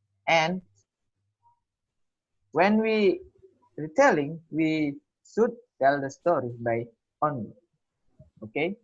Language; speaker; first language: English; non-native, learner; Indonesian